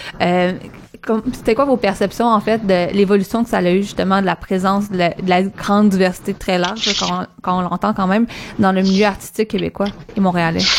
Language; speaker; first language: French; early bilingual, other home language; Arabic